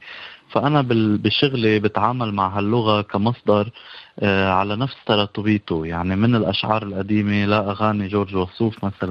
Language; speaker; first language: Arabic; native; Arabic